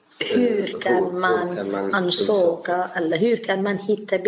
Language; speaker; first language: Swedish; non-native, learner; Arabic